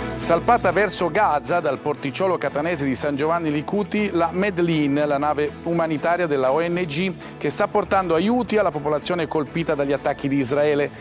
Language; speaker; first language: Italian; native; Italian